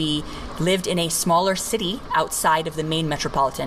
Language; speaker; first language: English; native; English